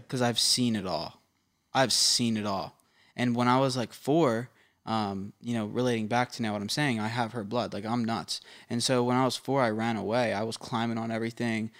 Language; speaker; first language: English; native; English